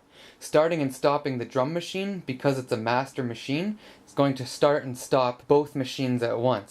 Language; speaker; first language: English; native; English